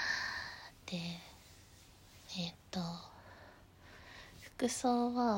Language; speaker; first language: Japanese; native; Japanese